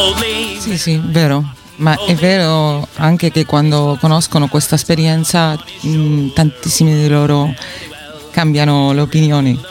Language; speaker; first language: Italian; non-native, fluent; Spanish